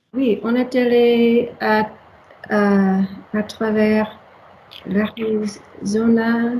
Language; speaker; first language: French; non-native, learner; English